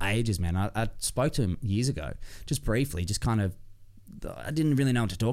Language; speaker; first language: English; native; English